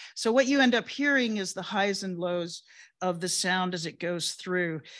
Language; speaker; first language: English; native; English